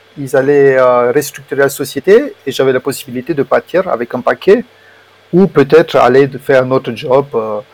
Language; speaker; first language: French; non-native, fluent; Romanian